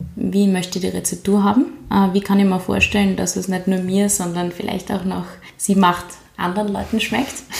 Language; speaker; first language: German; native; German